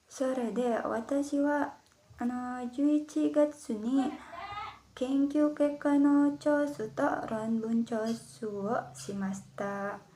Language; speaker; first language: Japanese; non-native, learner; Indonesian